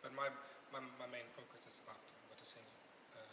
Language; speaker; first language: English; non-native, fluent; Norwegian